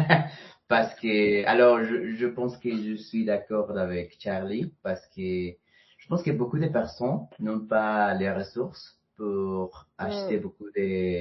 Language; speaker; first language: French; non-native, fluent; Spanish